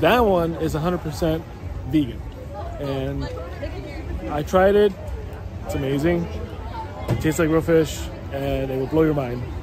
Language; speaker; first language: English; early bilingual, other home language; Spanish